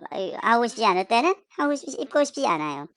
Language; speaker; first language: Korean; non-native, fluent; Khmer